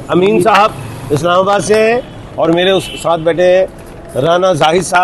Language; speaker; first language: Urdu; non-native, local second language; Punjabi